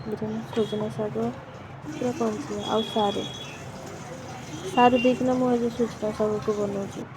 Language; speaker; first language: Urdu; non-native, local second language; Odia